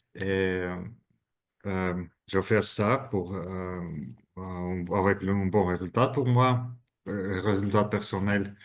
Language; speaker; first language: French; non-native, learner; Russian